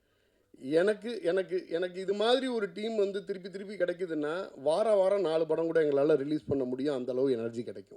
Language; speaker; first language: Tamil; native; Tamil